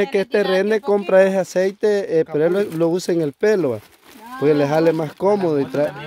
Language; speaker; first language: Spanish; native; Spanish